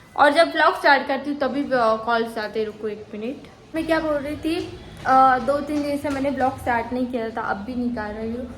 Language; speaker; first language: Hindi; non-native, local second language; Marathi